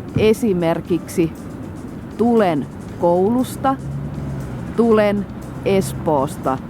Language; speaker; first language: Finnish; native; Finnish